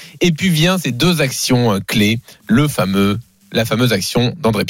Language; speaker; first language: French; native; French